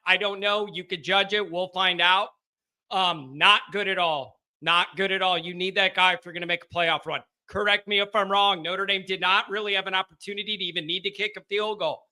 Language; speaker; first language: English; native; English